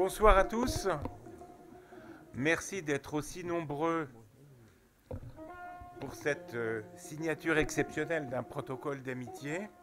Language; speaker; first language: French; native; French